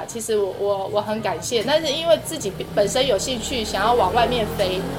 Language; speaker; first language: Chinese; non-native, local second language; Amis